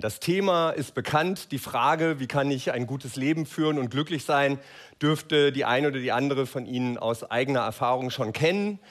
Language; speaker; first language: German; native; German